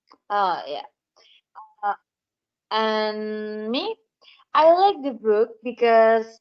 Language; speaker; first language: English; non-native, learner; Indonesian